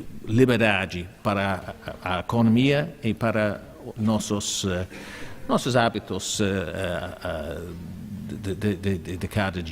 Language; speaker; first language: Portuguese; non-native, fluent; English